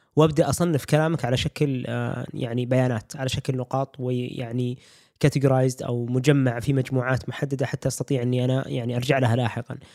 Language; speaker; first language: Arabic; native; Arabic